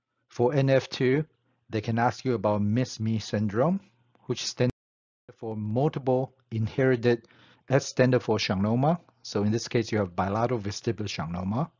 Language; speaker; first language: English; non-native, fluent; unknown